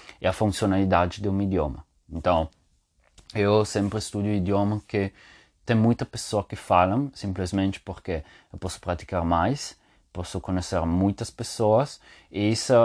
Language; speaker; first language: Portuguese; non-native, learner; Spanish